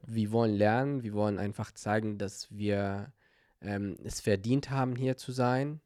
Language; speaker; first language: German; non-native, fluent; Arabic